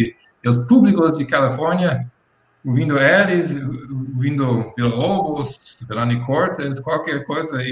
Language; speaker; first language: Portuguese; non-native, fluent; English